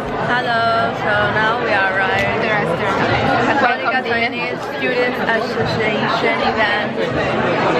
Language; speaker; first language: English; non-native, fluent; Chinese